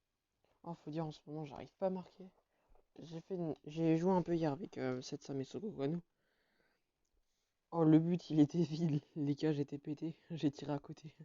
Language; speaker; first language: French; native; French